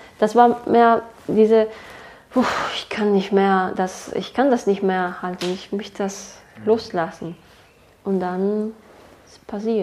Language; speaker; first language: German; non-native, fluent; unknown